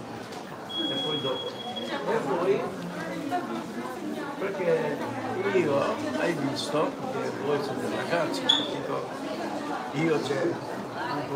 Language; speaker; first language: Italian; non-native, learner; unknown